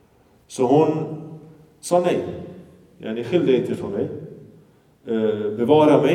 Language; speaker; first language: Swedish; early bilingual, other home language; Arabic